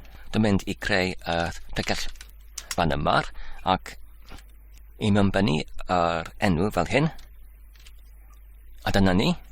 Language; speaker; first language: Welsh; non-native, learner; English